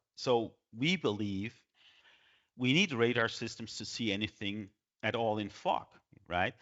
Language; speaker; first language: English; non-native, fluent; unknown